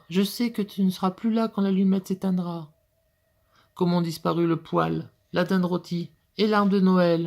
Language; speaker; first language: French; native; French